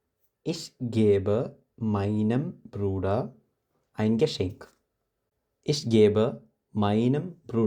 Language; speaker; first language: German; non-native, fluent; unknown